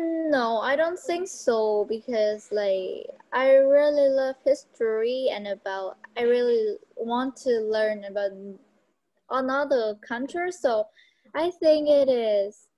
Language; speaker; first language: English; non-native, learner; Vietnamese